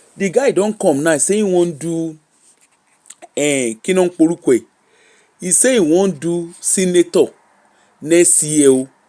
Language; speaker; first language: Nigerian Pidgin; non-native, local second language; Yoruba